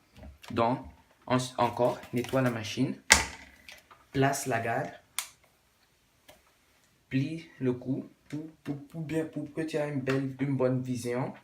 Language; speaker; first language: French; non-native, local second language; English